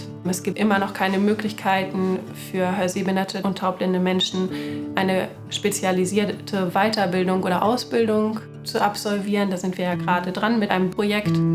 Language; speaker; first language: German; native; German